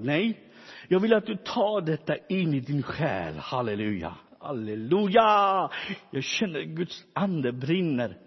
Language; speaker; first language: Swedish; non-native, fluent; Romany